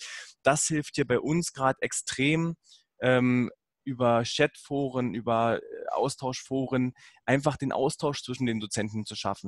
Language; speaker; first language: German; native; German